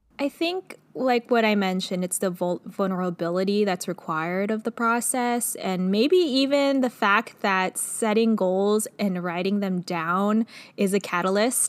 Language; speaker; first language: English; native; English